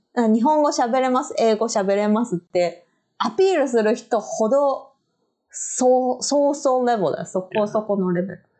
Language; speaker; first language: Japanese; native; Japanese